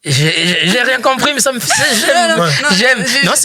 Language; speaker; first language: French; native; French